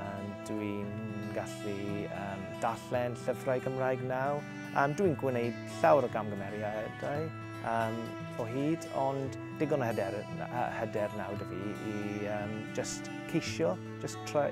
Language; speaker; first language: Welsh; non-native, local second language; English